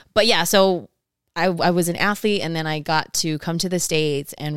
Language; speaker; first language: English; non-native, fluent; Samoan